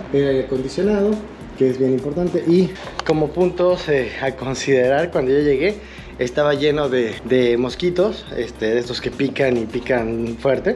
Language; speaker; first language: Spanish; native; Spanish